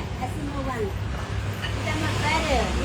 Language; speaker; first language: English; non-native, learner; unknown